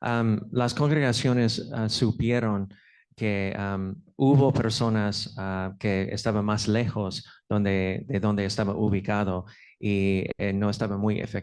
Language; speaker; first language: Spanish; non-native, fluent; English